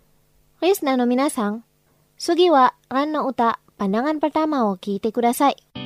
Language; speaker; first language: Japanese; non-native, fluent; Indonesian